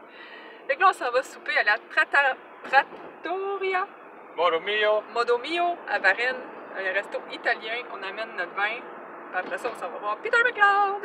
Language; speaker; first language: French; native; French